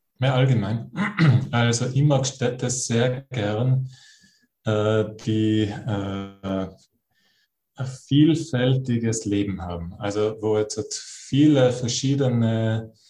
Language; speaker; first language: German; native; German